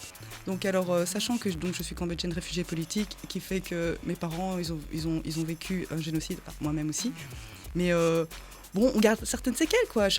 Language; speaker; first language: French; early bilingual, other home language; Khmer